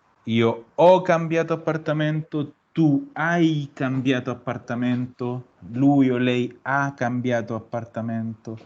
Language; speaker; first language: Italian; non-native, fluent; Spanish